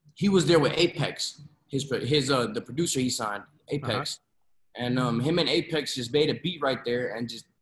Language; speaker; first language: English; native; English